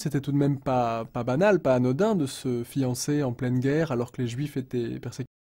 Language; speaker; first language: French; native; French